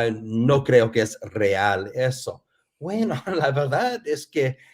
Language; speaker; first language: Spanish; non-native, fluent; English